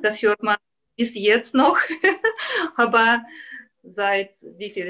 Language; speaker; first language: German; non-native, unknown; Russian